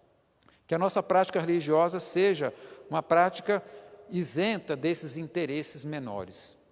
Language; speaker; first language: Portuguese; native; Portuguese